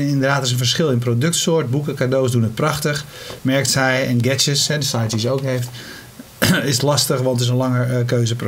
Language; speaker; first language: Dutch; native; Dutch